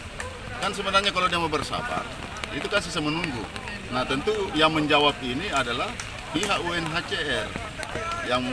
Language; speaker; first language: Malay; native; Malay